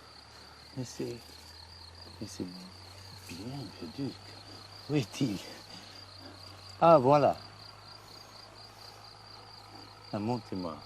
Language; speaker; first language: French; non-native, learner; English